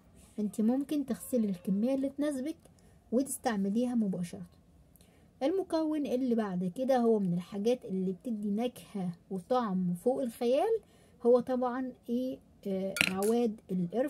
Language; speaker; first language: Arabic; native; Arabic